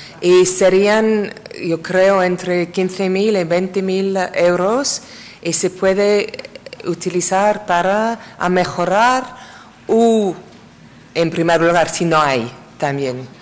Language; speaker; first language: Spanish; non-native, learner; English